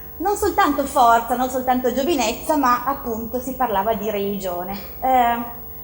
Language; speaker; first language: Italian; early bilingual, other home language; Persian